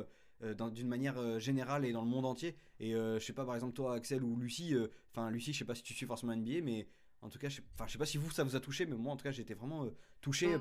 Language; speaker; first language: French; native; French